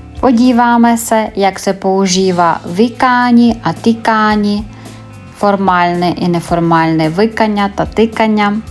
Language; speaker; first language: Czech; non-native, fluent; Ukrainian